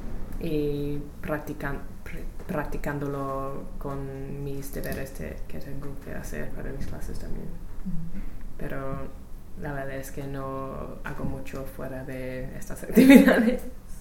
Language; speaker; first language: Spanish; non-native, learner; English